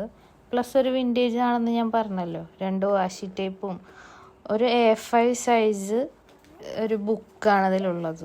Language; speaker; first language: Malayalam; native; Malayalam